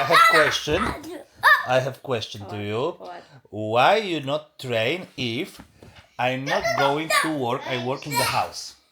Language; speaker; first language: English; non-native, learner; Polish